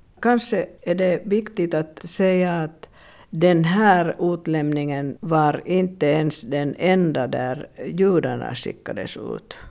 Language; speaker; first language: Swedish; non-native, local second language; Finnish